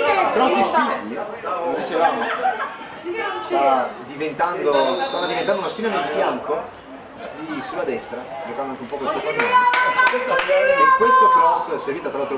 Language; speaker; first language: Italian; native; Italian